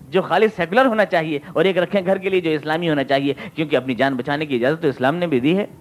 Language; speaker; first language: Urdu; native; Urdu